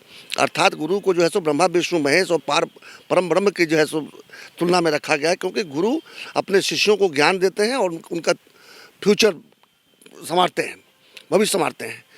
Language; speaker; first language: Hindi; native; Hindi